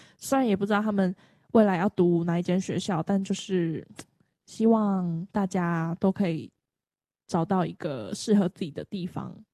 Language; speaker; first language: Chinese; native; Chinese